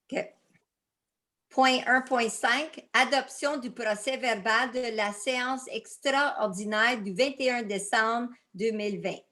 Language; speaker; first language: French; native; French